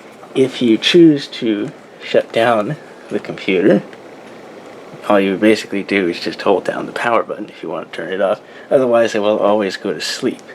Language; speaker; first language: English; native; English